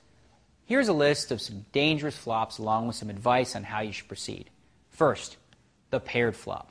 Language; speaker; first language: English; native; English